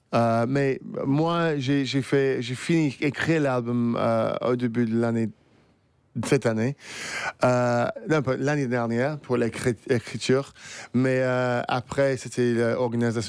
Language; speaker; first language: French; non-native, fluent; English